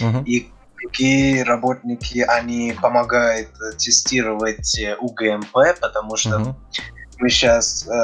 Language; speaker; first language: Russian; early bilingual, heritage; Russian